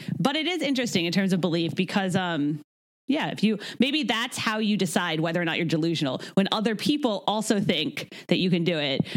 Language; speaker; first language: English; native; English